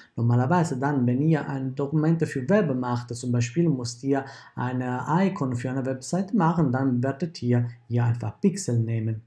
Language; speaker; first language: German; non-native, fluent; Italian